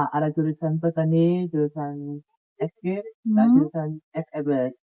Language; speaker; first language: Indonesian; non-native, learner; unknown